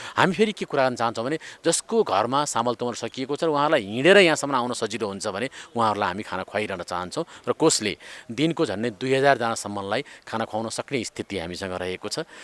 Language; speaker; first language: Nepali; native; Nepali